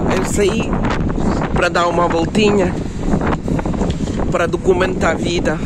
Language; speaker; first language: Portuguese; non-native, fluent; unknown